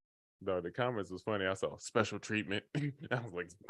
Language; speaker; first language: English; native; English